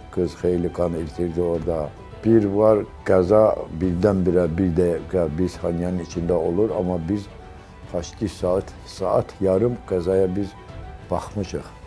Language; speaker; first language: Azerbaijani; non-native, local second language; Avaric